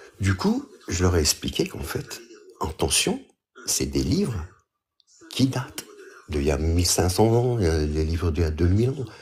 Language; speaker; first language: French; early bilingual, other home language; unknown